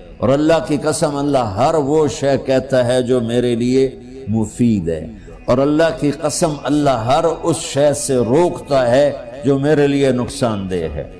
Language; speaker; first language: Urdu; non-native, local second language; Punjabi